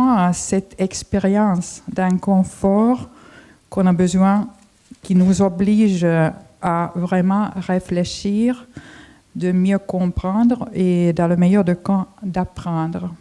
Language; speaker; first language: French; non-native, fluent; Finnish